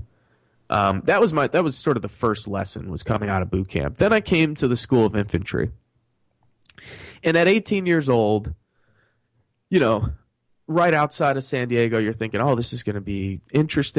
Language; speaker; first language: English; native; English